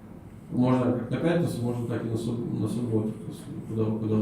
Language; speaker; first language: Russian; native; Russian